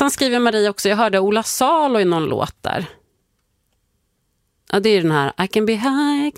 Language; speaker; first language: Swedish; native; Swedish